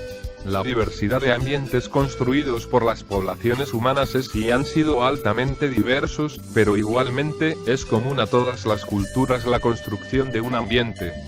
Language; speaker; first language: Spanish; native; Spanish